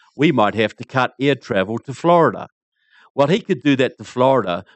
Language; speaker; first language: English; native; English